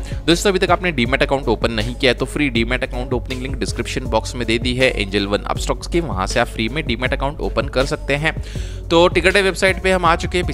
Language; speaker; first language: Hindi; native; Hindi